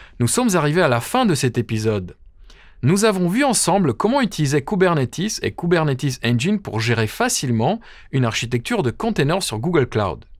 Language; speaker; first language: French; native; French